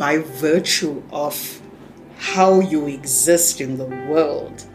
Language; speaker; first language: English; non-native, local second language; Tswana